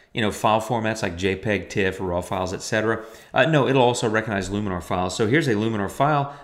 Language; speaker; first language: English; native; English